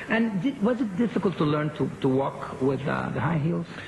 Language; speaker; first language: English; non-native, fluent; Portuguese